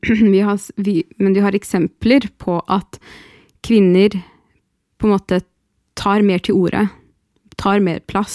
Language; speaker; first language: Norwegian; early bilingual, other home language; Arabic